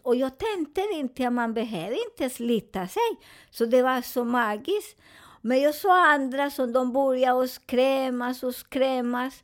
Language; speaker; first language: Swedish; non-native, fluent; Spanish